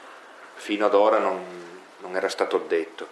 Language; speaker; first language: Italian; native; Italian